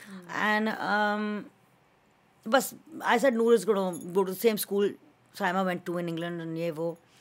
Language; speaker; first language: English; early bilingual, other home language; Hindi